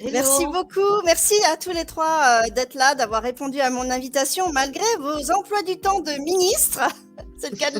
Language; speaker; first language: French; native; French